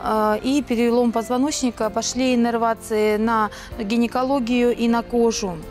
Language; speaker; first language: Russian; native; Russian